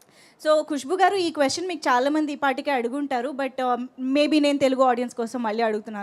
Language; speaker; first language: Telugu; native; Telugu